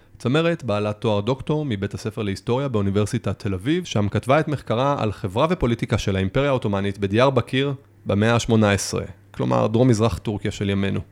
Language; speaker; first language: Hebrew; native; Hebrew